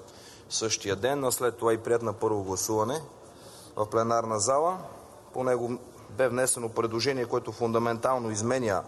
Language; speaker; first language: Bulgarian; native; Bulgarian